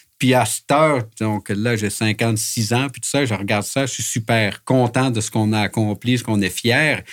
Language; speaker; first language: French; native; French